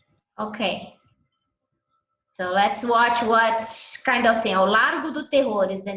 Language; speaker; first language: English; non-native, fluent; Portuguese